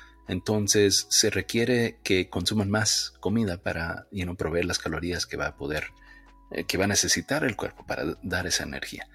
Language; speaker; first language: Spanish; early bilingual, heritage; Spanish